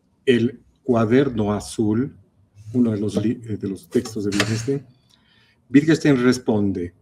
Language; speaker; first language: Spanish; native; Spanish